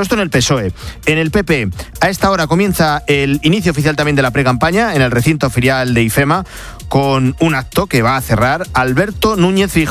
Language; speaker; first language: Spanish; native; Spanish